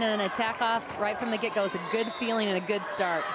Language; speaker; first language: English; native; English